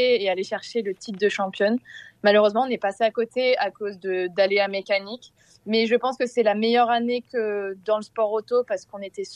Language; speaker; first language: French; native; French